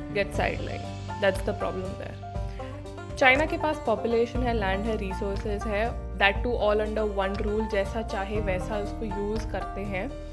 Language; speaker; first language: English; non-native, local second language; Hindi